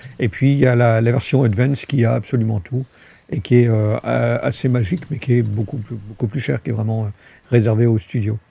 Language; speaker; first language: French; native; French